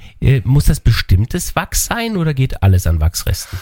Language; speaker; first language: German; native; German